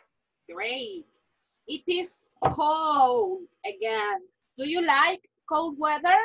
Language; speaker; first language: English; non-native, fluent; Spanish